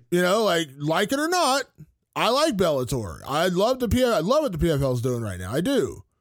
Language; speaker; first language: English; native; English